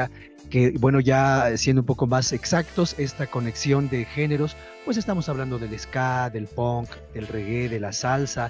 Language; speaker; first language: Spanish; native; Spanish